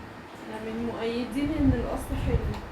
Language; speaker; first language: Arabic; native; Arabic